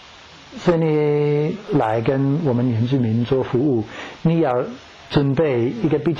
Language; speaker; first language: Chinese; non-native, learner; English